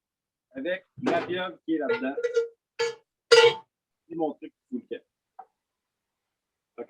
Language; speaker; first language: French; native; French